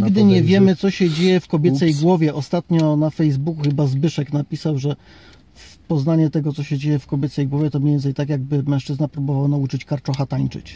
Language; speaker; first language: Polish; native; Polish